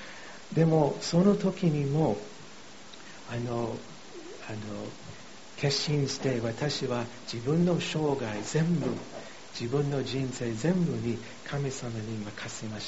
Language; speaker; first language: Japanese; non-native, fluent; English